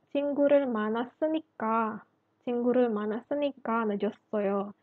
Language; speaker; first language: Korean; non-native, fluent; Indonesian